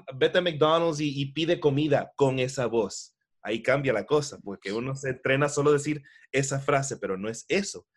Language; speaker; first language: Spanish; early bilingual, heritage; Spanish